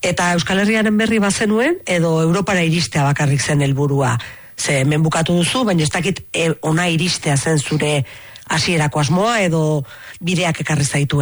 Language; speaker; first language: Basque; native; Basque